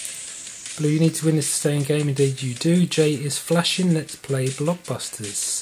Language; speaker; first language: English; native; English